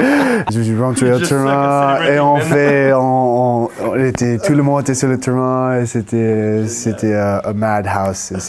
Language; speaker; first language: French; non-native, fluent; English